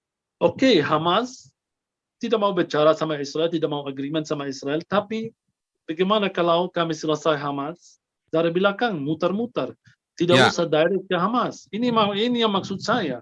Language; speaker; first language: Indonesian; non-native, fluent; Arabic